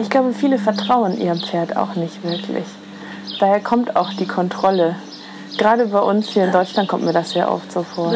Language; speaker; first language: German; native; German